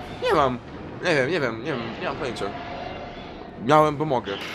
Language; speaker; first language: Polish; native; Polish